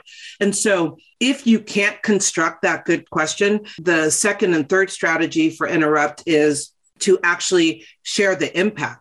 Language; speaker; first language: English; native; English